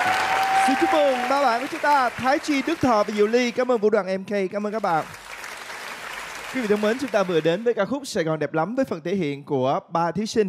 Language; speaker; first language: Vietnamese; native; Vietnamese